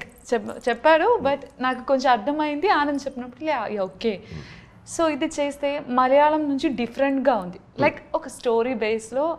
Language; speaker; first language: Telugu; non-native, learner; Malayalam